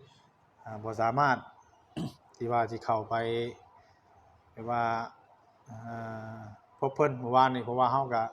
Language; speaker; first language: Thai; non-native, local second language; Lao